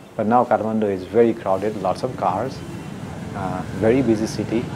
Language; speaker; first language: English; non-native, local second language; Newari